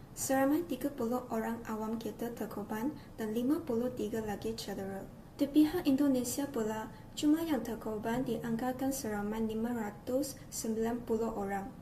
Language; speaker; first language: Malay; native; Malay